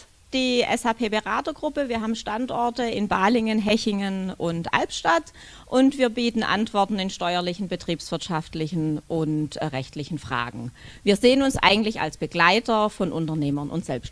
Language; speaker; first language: German; native; German